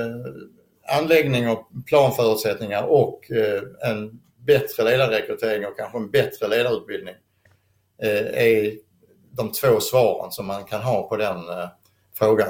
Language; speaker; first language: Swedish; native; Swedish